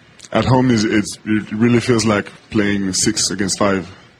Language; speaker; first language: English; non-native, fluent; French